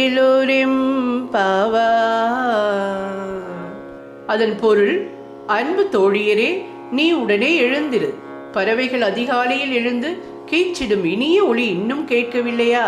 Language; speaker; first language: Tamil; native; Tamil